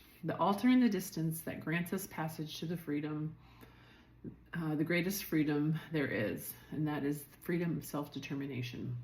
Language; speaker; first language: English; native; English